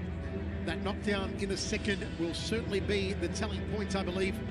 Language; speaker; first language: English; native; English